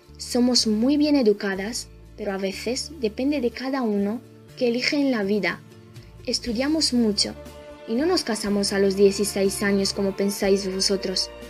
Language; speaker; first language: Spanish; non-native, fluent; Romanian